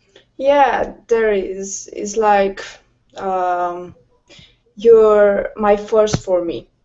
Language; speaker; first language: English; non-native, learner; Romanian